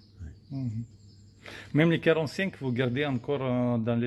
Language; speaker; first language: French; non-native, learner; Russian